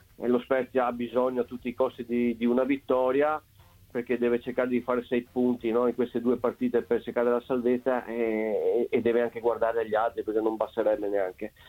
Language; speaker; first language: Italian; native; Italian